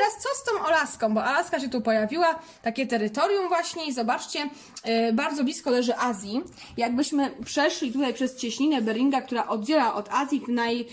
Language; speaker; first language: Polish; native; Polish